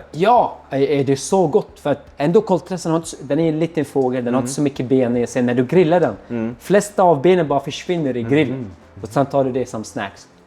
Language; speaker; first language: Swedish; non-native, fluent; Arabic